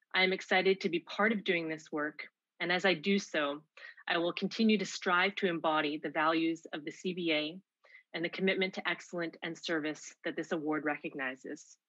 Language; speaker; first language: English; native; English